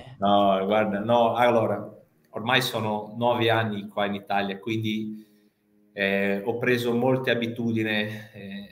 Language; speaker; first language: Italian; non-native, fluent; Portuguese